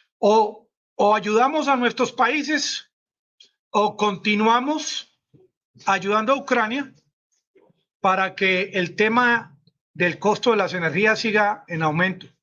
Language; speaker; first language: Spanish; native; Spanish